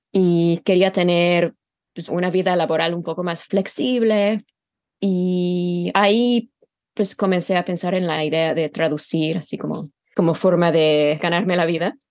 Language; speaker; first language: Spanish; non-native, fluent; English